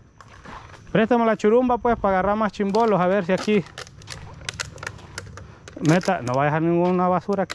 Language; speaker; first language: Spanish; native; Spanish